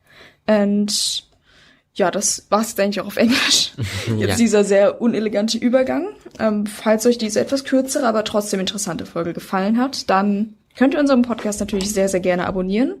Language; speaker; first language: German; native; German